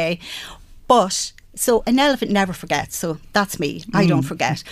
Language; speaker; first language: English; native; English